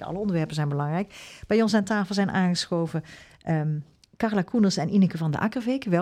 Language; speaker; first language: Dutch; native; Dutch